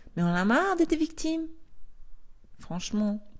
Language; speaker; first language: French; native; French